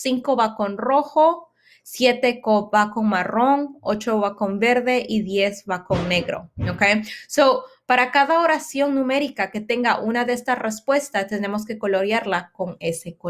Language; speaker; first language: Spanish; early bilingual, heritage; Spanish